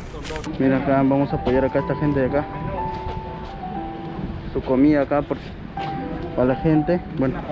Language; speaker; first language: Spanish; native; Spanish